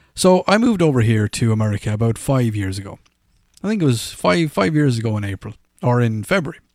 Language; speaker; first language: English; native; English